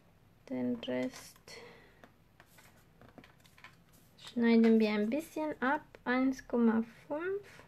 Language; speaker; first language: German; non-native, fluent; Spanish